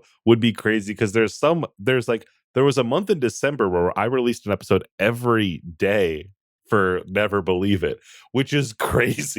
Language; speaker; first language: English; native; English